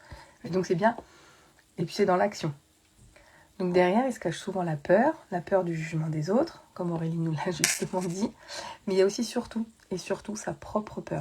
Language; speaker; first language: French; native; French